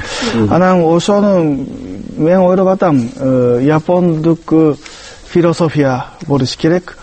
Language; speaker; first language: Kyrgyz; non-native, learner; Japanese